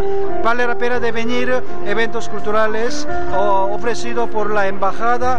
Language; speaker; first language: Spanish; non-native, fluent; Korean